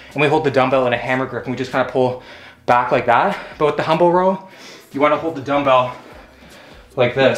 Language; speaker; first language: English; native; English